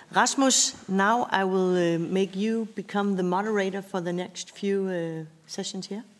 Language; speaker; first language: English; non-native, fluent; Danish